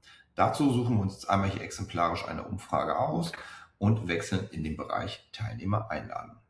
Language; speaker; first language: German; native; German